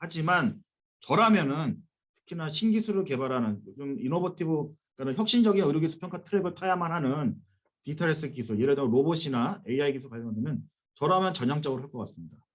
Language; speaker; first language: Korean; native; Korean